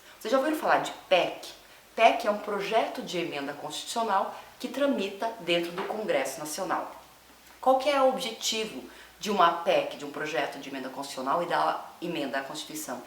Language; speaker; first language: Portuguese; native; Portuguese